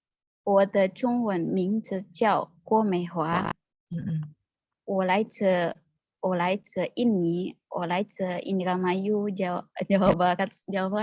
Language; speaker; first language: Chinese; non-native, learner; Indonesian